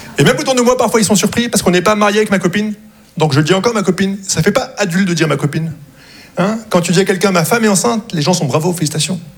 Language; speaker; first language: French; early bilingual, other home language; Arabic